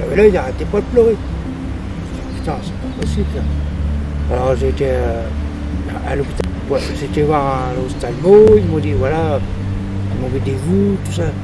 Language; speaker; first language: French; native; French